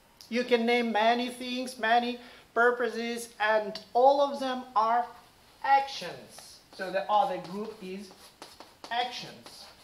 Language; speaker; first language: English; non-native, fluent; Ukrainian